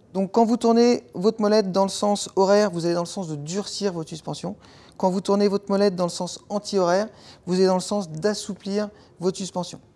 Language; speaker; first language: French; native; French